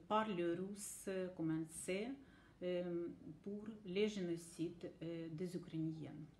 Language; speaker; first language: French; non-native, learner; Ukrainian